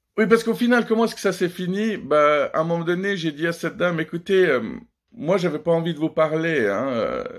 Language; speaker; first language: French; early bilingual, other home language; Persian